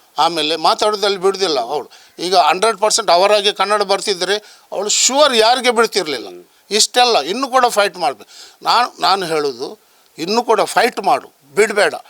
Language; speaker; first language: Kannada; non-native, local second language; Tulu